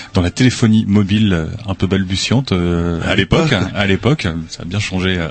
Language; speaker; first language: French; native; French